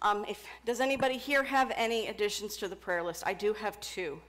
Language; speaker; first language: English; native; English